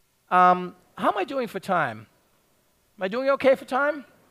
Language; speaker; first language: English; native; English